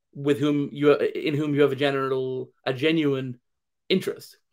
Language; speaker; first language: English; native; English